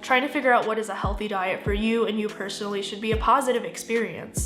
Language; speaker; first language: English; native; English